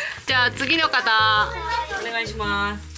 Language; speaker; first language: Japanese; native; Japanese